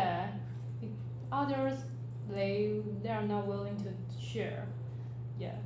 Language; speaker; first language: English; non-native, learner; Chinese